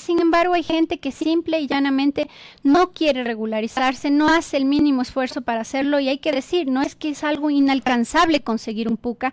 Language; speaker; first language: Spanish; native; Spanish